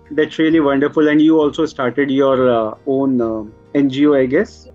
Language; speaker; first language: English; non-native, local second language; Hindi